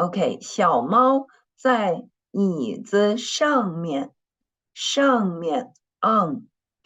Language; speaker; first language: Chinese; non-native, fluent; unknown